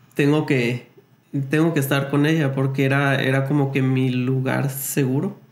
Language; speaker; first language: Spanish; native; Spanish